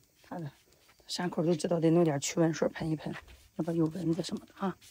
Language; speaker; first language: Chinese; native; Chinese